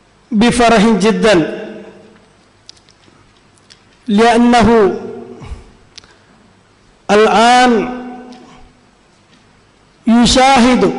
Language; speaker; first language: Arabic; non-native, fluent; Malayalam